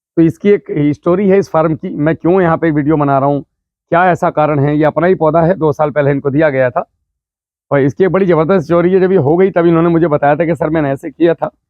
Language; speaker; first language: Hindi; native; Hindi